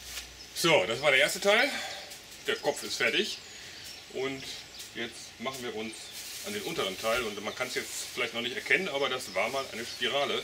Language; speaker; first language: German; native; German